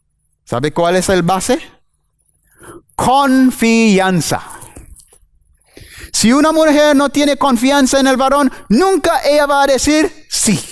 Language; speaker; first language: Spanish; non-native, fluent; English